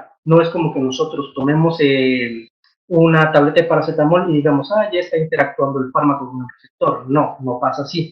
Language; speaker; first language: Spanish; native; Spanish